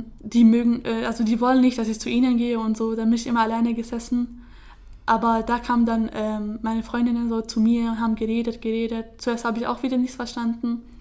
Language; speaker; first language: German; early bilingual, other home language; Kurdish